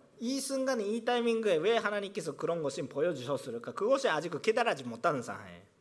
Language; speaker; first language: Korean; non-native, fluent; Japanese